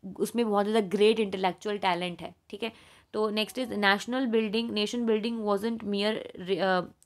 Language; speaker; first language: Hindi; native; Hindi